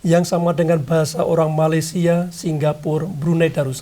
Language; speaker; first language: Indonesian; non-native, local second language; Javanese